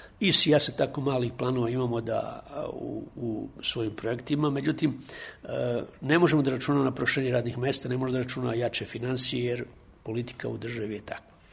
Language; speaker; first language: Serbian; native; Serbian